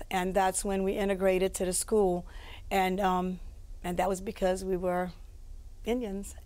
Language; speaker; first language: English; early bilingual, other home language; French